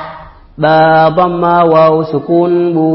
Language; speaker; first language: Arabic; non-native, fluent; Swahili